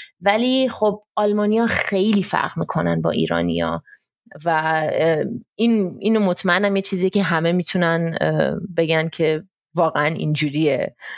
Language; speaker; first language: Persian; early bilingual, heritage; Persian